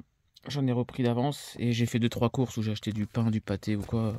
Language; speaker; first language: French; native; French